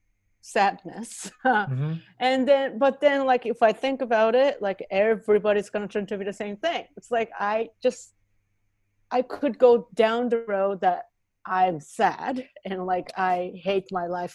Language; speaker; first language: English; non-native, fluent; Japanese